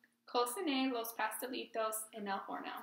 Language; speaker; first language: Spanish; non-native, learner; English